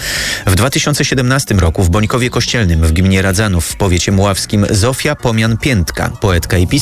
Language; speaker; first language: Polish; native; Polish